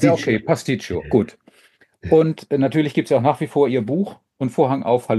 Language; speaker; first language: German; native; German